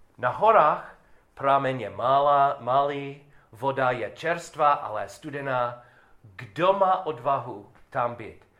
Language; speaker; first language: Czech; non-native, learner; English